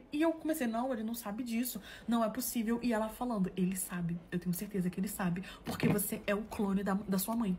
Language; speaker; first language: Portuguese; native; Portuguese